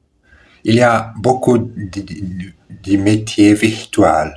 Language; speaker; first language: French; non-native, learner; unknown